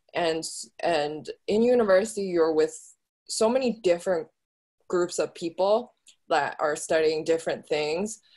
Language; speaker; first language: English; early bilingual, other home language; Chinese